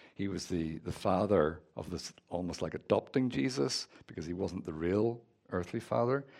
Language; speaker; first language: English; native; English